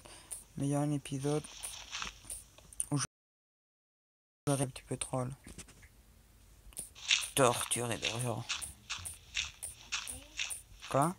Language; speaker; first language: French; native; French